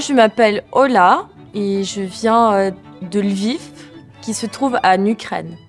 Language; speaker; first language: French; non-native, fluent; Ukrainian